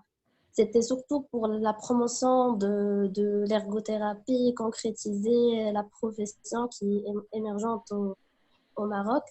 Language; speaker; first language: French; non-native, local second language; Arabic